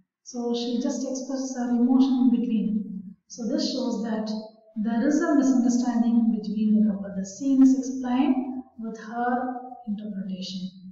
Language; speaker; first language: English; non-native, local second language; Tamil